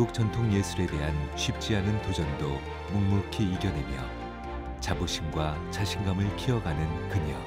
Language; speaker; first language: Korean; native; Korean